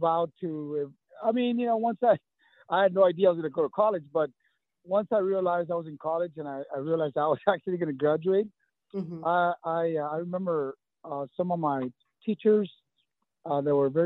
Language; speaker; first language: English; early bilingual, other home language; Spanish